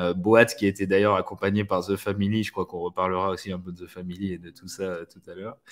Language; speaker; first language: French; native; French